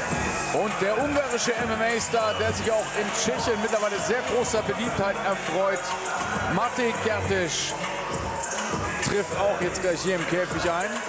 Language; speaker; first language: German; native; German